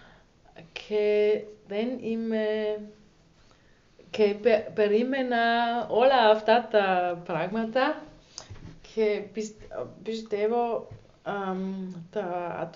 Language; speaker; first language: Greek; non-native, learner; German